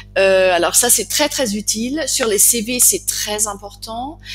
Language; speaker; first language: French; native; French